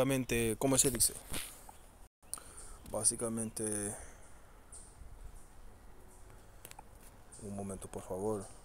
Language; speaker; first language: Spanish; early bilingual, heritage; Spanish